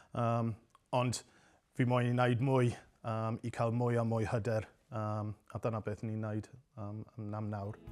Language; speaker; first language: Welsh; non-native, local second language; English